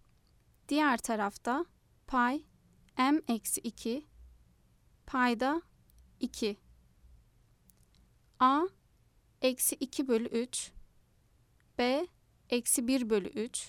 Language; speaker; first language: Turkish; native; Turkish